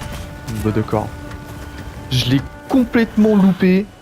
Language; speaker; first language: French; native; French